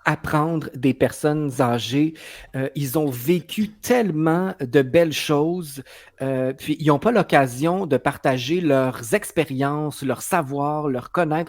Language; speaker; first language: French; native; French